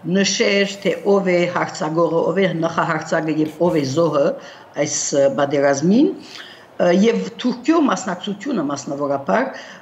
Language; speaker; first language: Armenian; early bilingual, heritage; Armenian